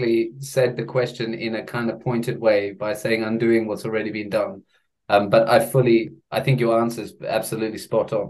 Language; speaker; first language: English; native; English